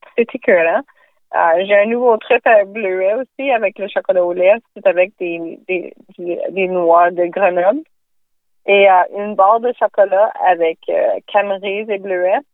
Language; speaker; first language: French; native; French